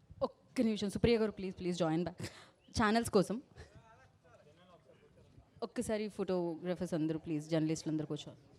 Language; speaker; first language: Telugu; native; Telugu